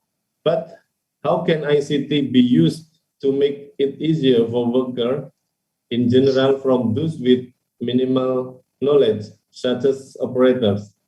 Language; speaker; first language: English; non-native, fluent; Indonesian